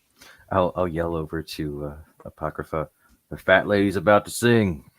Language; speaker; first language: English; native; English